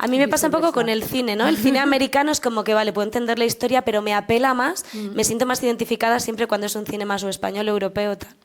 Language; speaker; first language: Spanish; native; Spanish